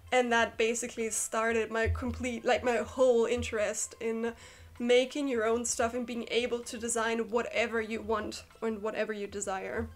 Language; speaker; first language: English; non-native, fluent; German